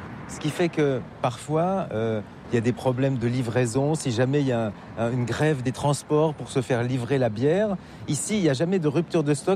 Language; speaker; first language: French; native; French